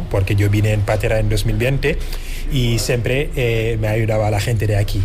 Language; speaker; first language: Spanish; non-native, fluent; Wolof